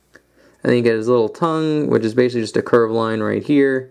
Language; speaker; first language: English; native; English